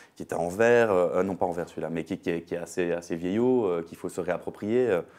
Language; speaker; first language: French; native; French